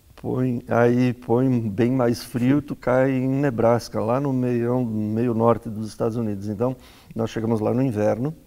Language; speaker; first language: Portuguese; native; Portuguese